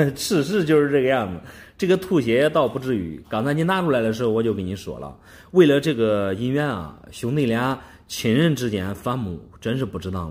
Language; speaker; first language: Chinese; native; Chinese